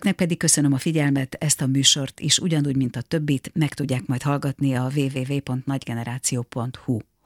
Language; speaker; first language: Hungarian; native; Hungarian